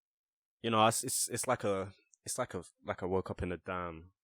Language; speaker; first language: English; native; English